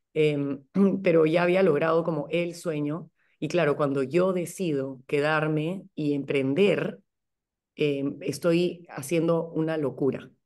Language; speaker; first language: Spanish; native; Spanish